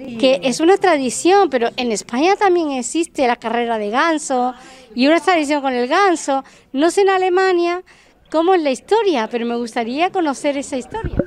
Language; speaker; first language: Spanish; native; Spanish